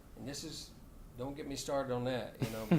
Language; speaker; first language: English; native; English